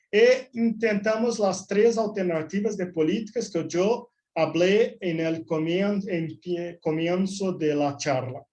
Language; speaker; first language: Spanish; non-native, fluent; Portuguese